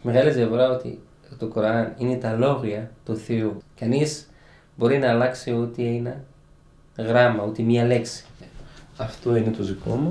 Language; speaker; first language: Greek; non-native, learner; Arabic